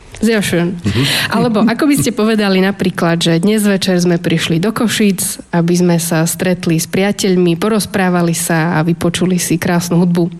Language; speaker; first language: Slovak; native; Slovak